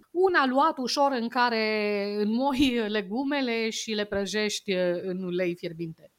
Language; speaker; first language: Romanian; native; Romanian